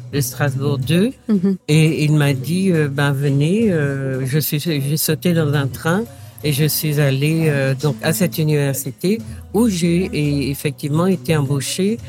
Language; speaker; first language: French; native; French